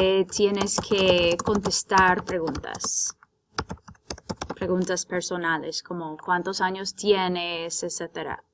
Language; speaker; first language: Spanish; non-native, fluent; English